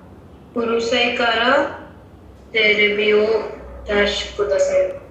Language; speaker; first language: Japanese; non-native, learner; Hindi